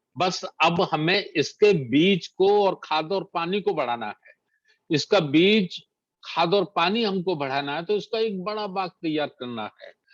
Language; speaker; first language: Hindi; native; Hindi